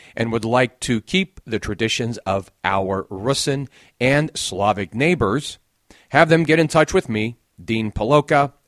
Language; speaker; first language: English; native; English